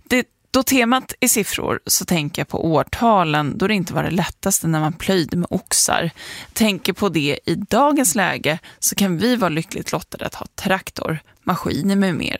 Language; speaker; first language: Swedish; native; Swedish